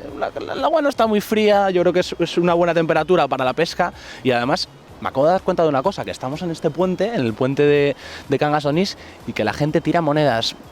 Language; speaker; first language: Spanish; native; Spanish